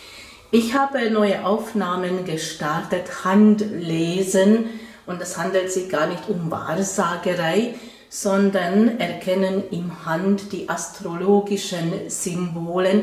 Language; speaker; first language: German; non-native, fluent; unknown